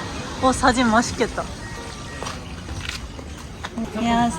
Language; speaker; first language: Korean; non-native, fluent; Japanese